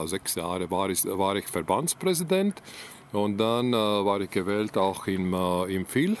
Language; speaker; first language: German; non-native, learner; Latvian